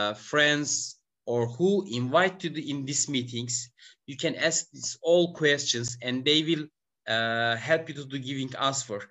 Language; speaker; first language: English; non-native, learner; Turkish